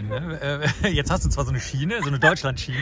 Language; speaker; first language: German; native; German